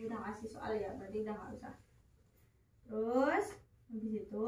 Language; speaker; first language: Indonesian; native; Indonesian